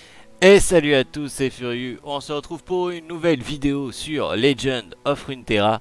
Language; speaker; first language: French; native; French